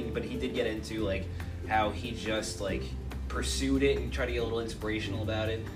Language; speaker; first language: English; native; English